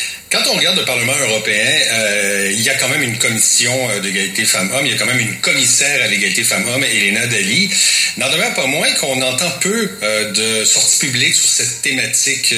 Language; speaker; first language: French; native; French